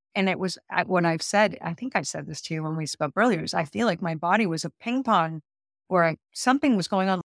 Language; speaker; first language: English; native; English